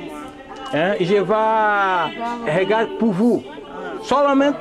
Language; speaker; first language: French; non-native, learner; Portuguese